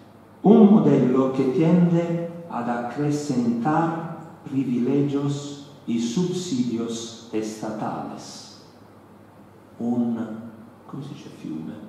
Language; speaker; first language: Spanish; non-native, learner; Italian